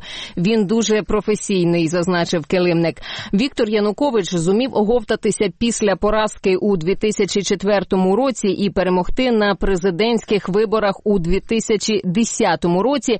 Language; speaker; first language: Ukrainian; native; Ukrainian